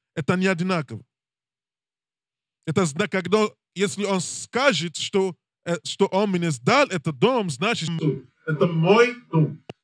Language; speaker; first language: Russian; non-native, learner; English